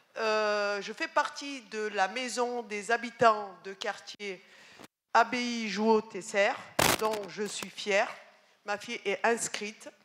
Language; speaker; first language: French; native; French